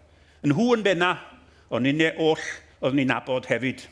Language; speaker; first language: Welsh; native; Welsh